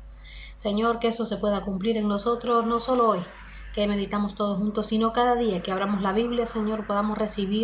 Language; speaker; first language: Spanish; native; Spanish